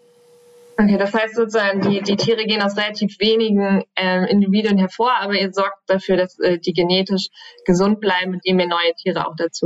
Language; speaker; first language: German; native; German